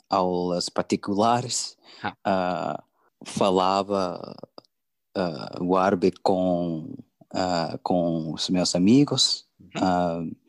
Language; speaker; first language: Portuguese; non-native, learner; English